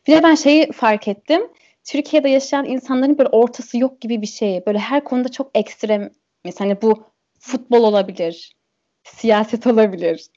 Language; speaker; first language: Turkish; early bilingual, heritage; Turkish